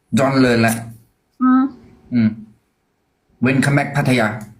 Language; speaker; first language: English; non-native, learner; Thai